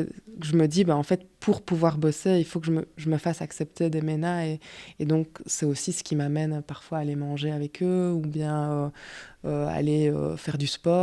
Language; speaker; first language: French; native; French